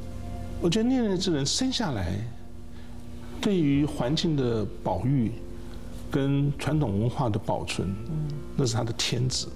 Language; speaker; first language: Chinese; native; Chinese